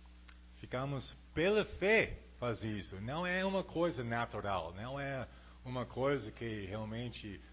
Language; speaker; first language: Portuguese; non-native, fluent; English